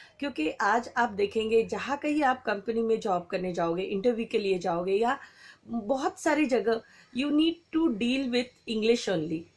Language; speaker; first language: Hindi; non-native, local second language; Marathi